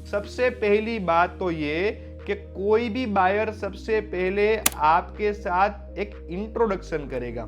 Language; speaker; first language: Hindi; non-native, local second language; Gujarati